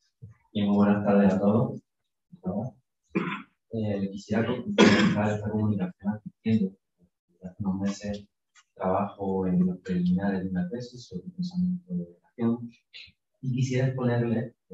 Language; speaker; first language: Spanish; native; Spanish